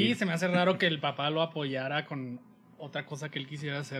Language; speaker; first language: Spanish; native; Spanish